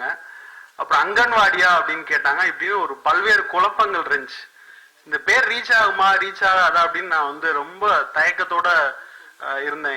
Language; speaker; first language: Tamil; native; Tamil